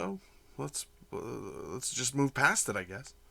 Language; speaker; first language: English; native; English